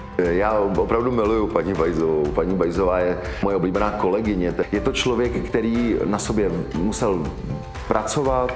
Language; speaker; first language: Czech; native; Czech